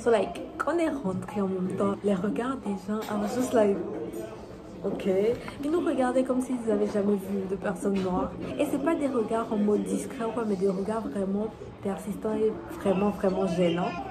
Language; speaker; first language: French; native; French